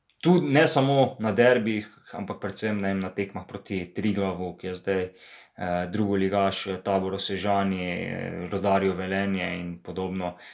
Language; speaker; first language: Slovenian; native; Slovenian